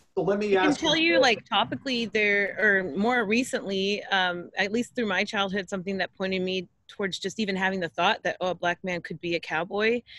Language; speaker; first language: English; native; English